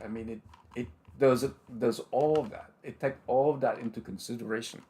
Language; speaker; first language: English; non-native, fluent; Vietnamese